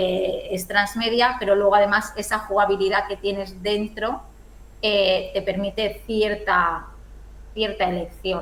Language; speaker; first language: Spanish; native; Spanish